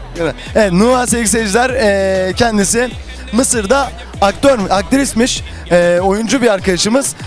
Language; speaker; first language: Turkish; native; Turkish